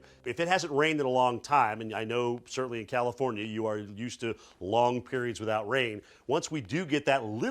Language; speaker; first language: English; native; English